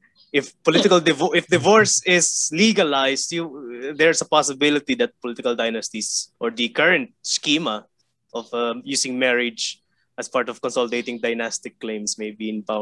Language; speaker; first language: English; non-native, local second language; Filipino